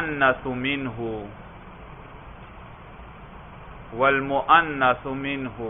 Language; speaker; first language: Arabic; non-native, fluent; Urdu